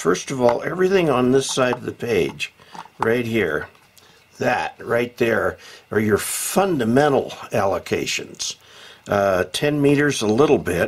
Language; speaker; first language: English; native; English